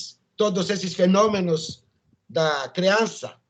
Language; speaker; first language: Portuguese; non-native, learner; French